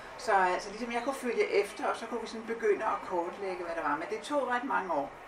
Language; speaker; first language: Danish; native; Danish